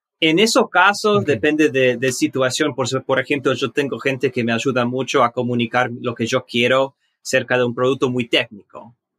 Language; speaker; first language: Spanish; early bilingual, heritage; Spanish